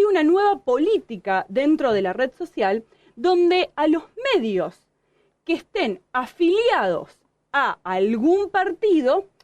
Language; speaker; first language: Spanish; native; Spanish